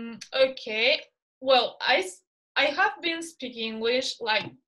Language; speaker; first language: English; non-native, fluent; Spanish